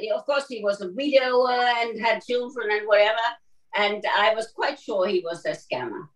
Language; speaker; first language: English; non-native, fluent; Finnish